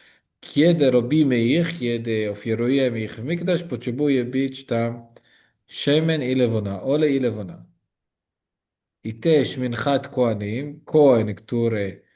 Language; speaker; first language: Polish; non-native, learner; Hebrew